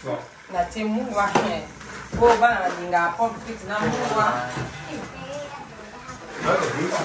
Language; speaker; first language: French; non-native, local second language; Lingala